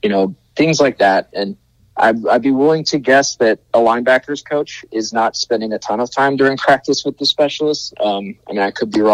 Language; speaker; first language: English; native; English